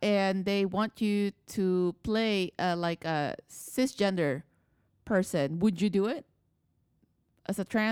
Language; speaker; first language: English; non-native, local second language; Filipino